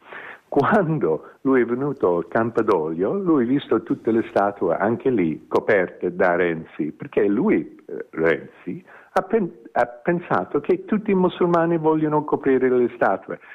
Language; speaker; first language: Italian; non-native, fluent; English